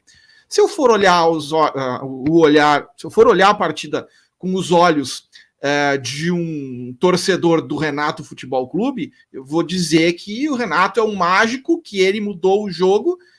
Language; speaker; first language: Portuguese; native; Portuguese